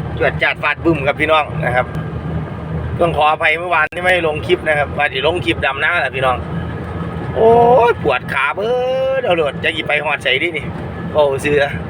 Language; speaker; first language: Thai; non-native, local second language; Northeastern Thai